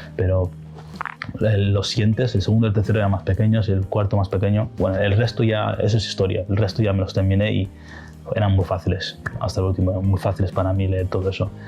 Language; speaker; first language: Spanish; native; Spanish